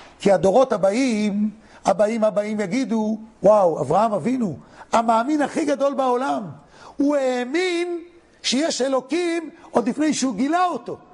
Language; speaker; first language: Hebrew; native; Hebrew